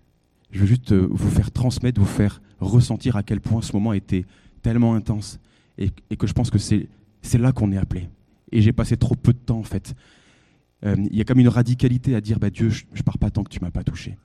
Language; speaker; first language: French; native; French